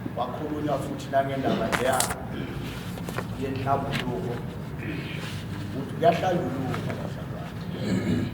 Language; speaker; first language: Zulu; non-native, local second language; Xhosa